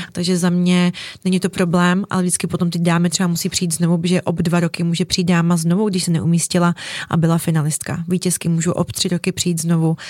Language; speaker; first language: Czech; early bilingual, other home language; Russian